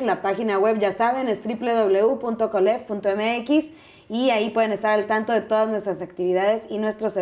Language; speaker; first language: Spanish; native; Spanish